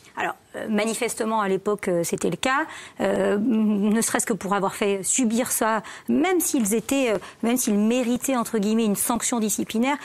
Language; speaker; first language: French; native; French